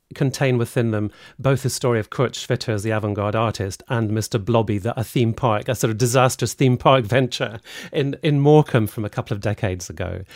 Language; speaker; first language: English; native; English